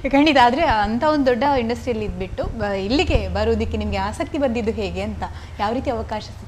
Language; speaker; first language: Kannada; non-native, local second language; Tulu